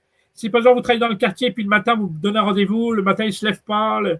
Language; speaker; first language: French; native; French